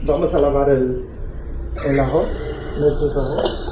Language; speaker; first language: Spanish; non-native, learner; English